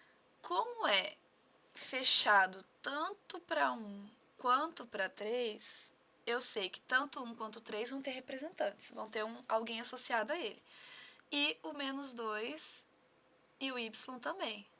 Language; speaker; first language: Portuguese; native; Portuguese